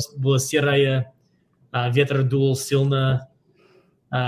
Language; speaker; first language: Russian; non-native, fluent; English